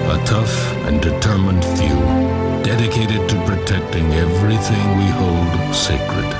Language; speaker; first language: English; native; English